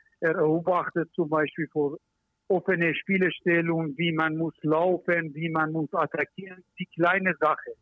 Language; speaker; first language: German; non-native, learner; Persian